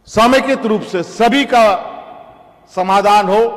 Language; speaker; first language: Hindi; native; Hindi